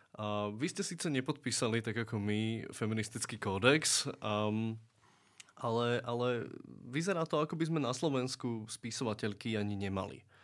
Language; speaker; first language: Slovak; native; Slovak